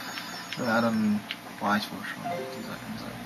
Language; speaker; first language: German; native; German